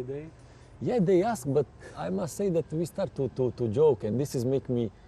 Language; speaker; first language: English; non-native, fluent; Serbian